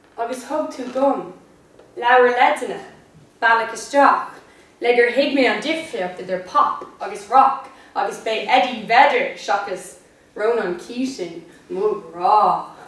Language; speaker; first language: Irish; non-native, local second language; English